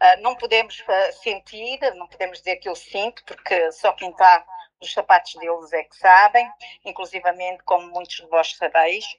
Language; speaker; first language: Portuguese; early bilingual, heritage; Portuguese